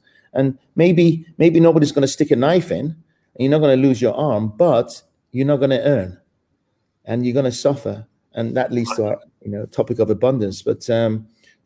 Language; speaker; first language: English; non-native, fluent; Persian